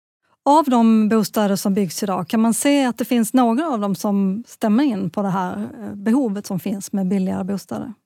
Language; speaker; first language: Swedish; native; Swedish